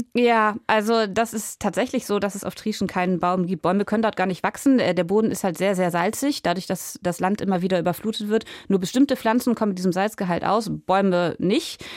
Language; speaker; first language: German; native; German